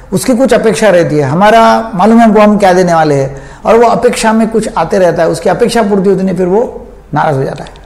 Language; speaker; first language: Hindi; non-native, local second language; Marathi